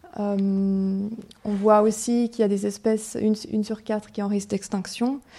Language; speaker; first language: French; native; French